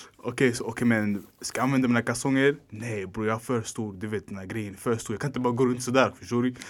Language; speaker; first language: Swedish; early bilingual, other home language; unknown